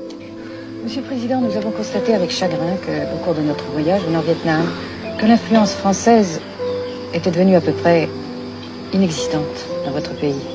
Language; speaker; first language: French; native; French